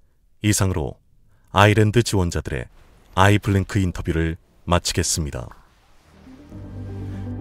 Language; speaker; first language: Korean; native; Korean